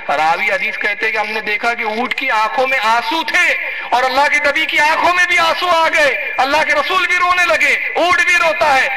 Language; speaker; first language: Urdu; native; Urdu